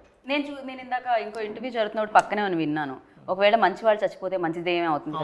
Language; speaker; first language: Telugu; native; Telugu